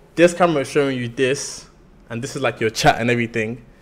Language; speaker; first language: English; native; English